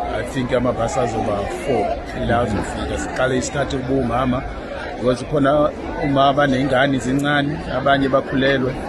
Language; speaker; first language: Zulu; non-native, fluent; Nyanja